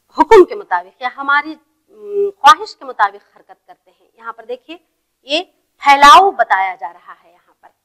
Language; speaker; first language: Urdu; native; Urdu